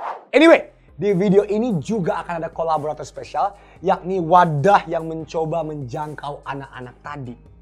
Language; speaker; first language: Indonesian; native; Indonesian